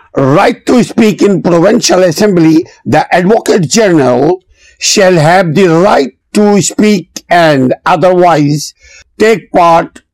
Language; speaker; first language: English; non-native, local second language; Urdu